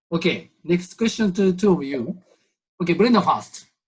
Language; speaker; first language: English; non-native, learner; Japanese